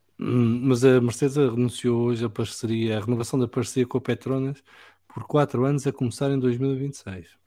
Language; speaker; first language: Portuguese; native; Portuguese